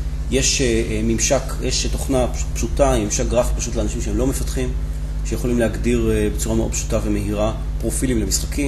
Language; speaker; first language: Hebrew; native; Hebrew